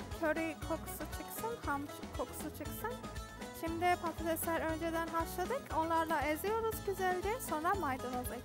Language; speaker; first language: Turkish; non-native, learner; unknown